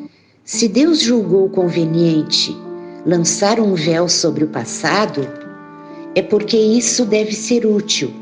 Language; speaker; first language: Portuguese; native; Portuguese